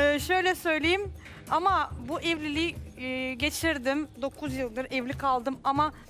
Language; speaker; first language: Turkish; non-native, fluent; Russian